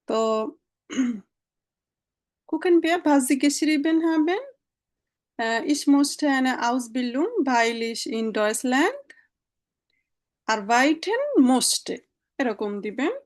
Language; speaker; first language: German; non-native, fluent; Bangla